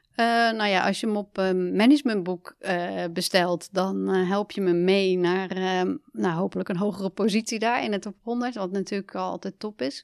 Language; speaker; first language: Dutch; native; Dutch